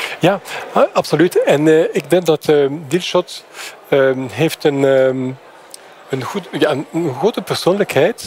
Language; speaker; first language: Dutch; non-native, fluent; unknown